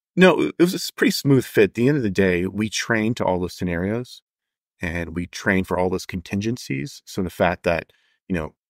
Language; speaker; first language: English; native; English